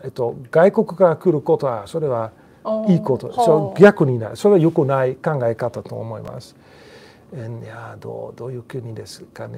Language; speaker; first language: Japanese; non-native, learner; Dutch